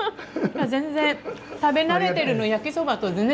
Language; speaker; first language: Japanese; non-native, fluent; Vietnamese